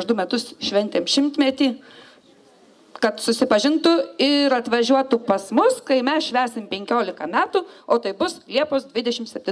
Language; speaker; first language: Lithuanian; native; Lithuanian